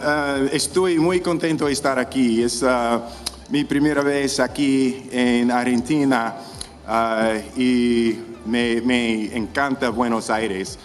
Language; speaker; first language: Spanish; non-native, learner; English